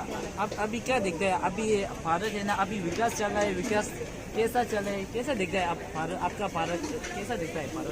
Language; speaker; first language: Hindi; non-native, learner; Tibetan